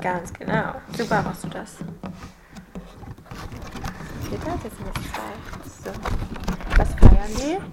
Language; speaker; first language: German; native; German